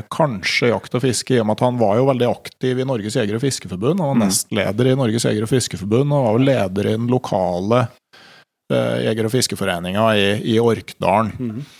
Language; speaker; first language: Norwegian; native; Norwegian